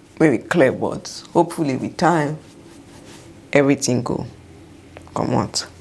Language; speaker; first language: Nigerian Pidgin; non-native, local second language; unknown